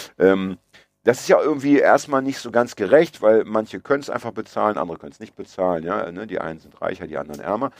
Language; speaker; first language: German; early bilingual, other home language; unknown